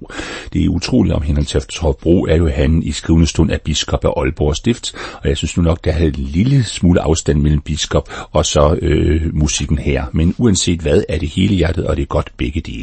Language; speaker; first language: Danish; native; Danish